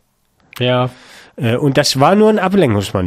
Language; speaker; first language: German; native; German